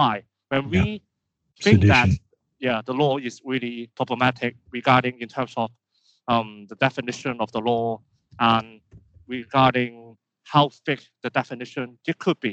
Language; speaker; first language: English; non-native, local second language; Cantonese